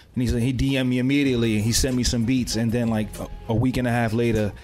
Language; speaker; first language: English; native; English